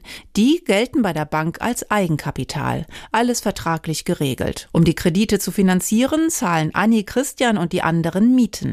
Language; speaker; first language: German; native; German